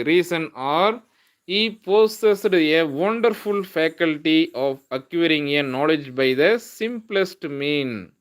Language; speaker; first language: English; non-native, local second language; Tamil